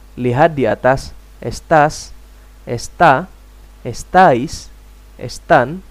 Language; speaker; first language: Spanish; non-native, fluent; Indonesian